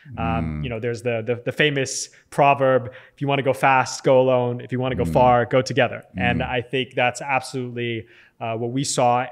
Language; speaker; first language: English; native; English